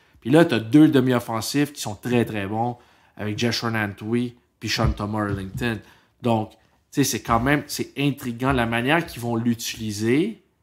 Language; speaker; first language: French; native; French